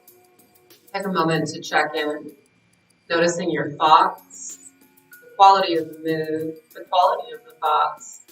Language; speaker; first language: English; native; English